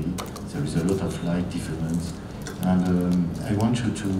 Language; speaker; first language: English; non-native, learner; French